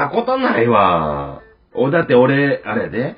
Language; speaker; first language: Japanese; native; Japanese